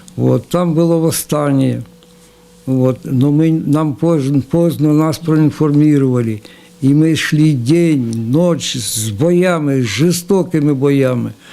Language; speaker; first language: Russian; non-native, local second language; Ukrainian